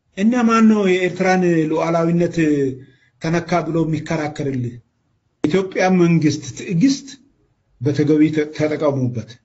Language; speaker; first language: Amharic; non-native, local second language; Oromo